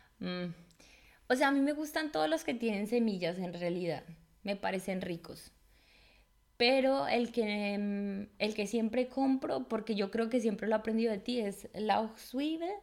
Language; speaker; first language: Spanish; native; Spanish